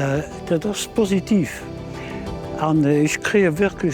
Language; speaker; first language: German; non-native, local second language; Luxembourgish